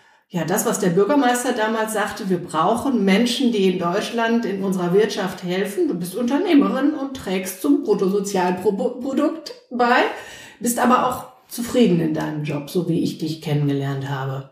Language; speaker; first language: German; native; German